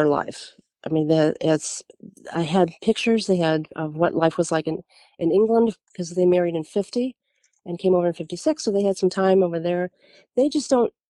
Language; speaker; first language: English; early bilingual, other home language; German